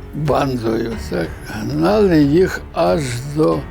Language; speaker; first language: Ukrainian; native; Ukrainian